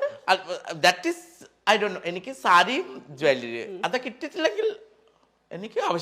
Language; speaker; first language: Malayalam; non-native, fluent; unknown